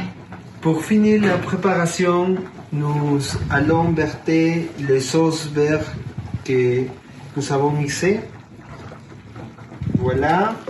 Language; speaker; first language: French; non-native, learner; Spanish